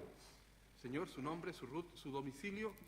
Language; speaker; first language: Spanish; native; Spanish